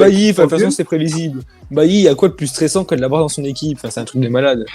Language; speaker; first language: French; native; French